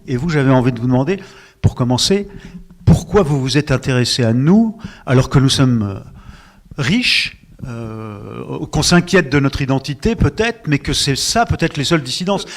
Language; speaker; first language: French; native; French